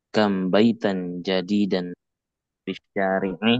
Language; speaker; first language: Arabic; non-native, learner; Indonesian